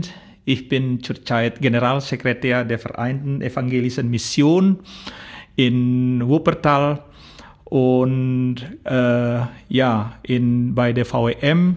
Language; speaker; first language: German; non-native, fluent; Indonesian